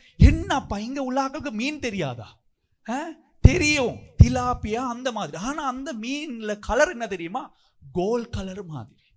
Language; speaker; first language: Tamil; non-native, local second language; Sinhala